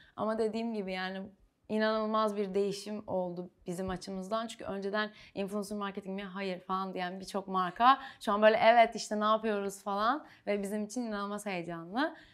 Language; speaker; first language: Turkish; native; Turkish